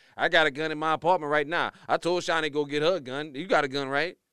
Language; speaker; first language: English; native; English